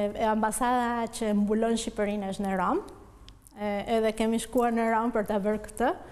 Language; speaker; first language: Albanian; non-native, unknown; Spanish